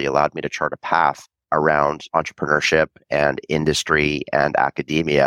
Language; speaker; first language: English; native; English